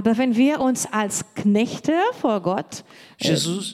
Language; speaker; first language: German; non-native, learner; Portuguese